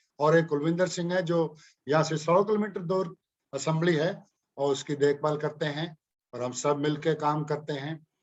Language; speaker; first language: Hindi; non-native, local second language; Punjabi